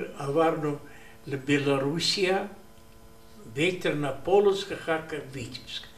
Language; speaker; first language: Hebrew; non-native, learner; Romanian